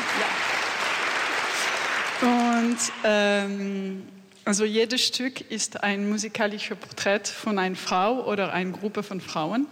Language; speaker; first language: German; non-native, learner; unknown